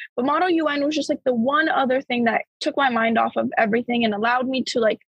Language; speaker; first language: English; early bilingual, other home language; Bulgarian